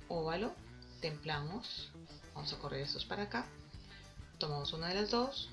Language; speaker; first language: Spanish; native; Spanish